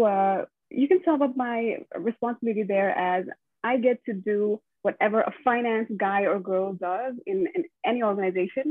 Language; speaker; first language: English; non-native, local second language; Nepali